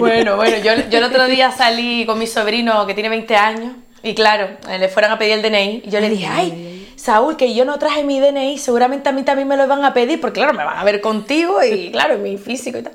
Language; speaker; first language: Spanish; native; Spanish